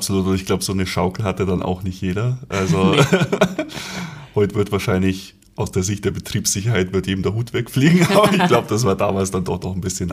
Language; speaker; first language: German; native; German